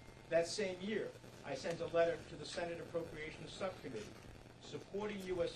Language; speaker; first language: English; early bilingual, other home language; Spanish